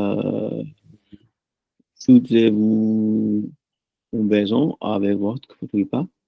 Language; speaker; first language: French; non-native, learner; Punjabi